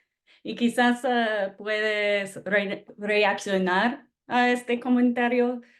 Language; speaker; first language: Spanish; non-native, fluent; English